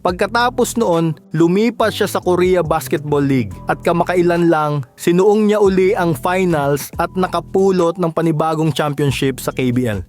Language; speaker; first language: Filipino; native; Filipino